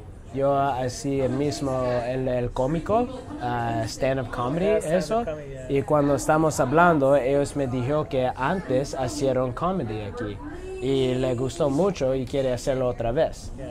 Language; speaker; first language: Spanish; non-native, learner; English